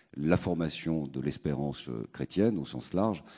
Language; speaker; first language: French; native; French